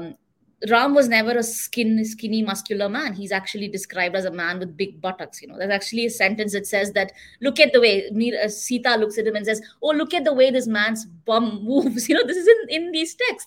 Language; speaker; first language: English; non-native, local second language; Tamil